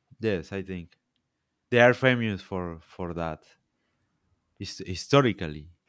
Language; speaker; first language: English; non-native, learner; Spanish